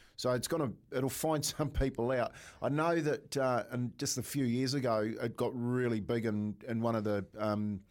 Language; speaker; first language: English; native; English